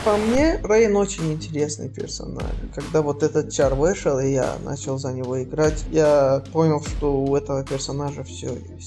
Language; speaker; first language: Russian; native; Russian